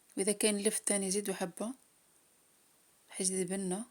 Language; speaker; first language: Arabic; native; Arabic